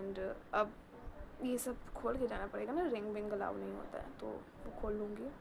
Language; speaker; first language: Hindi; native; Hindi